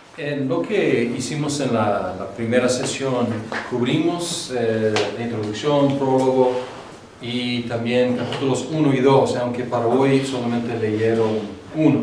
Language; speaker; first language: Spanish; non-native, fluent; English